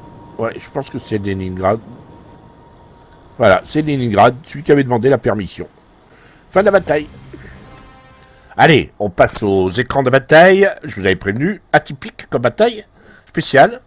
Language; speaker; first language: French; native; French